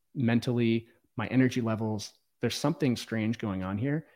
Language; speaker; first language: English; native; English